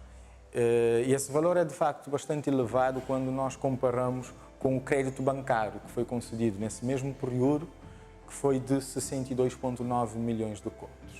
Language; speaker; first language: Portuguese; non-native, local second language; Kabuverdianu